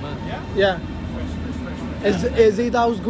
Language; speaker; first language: German; non-native, learner; Hindi